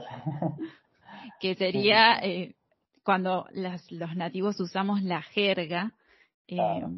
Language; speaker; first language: Spanish; native; Spanish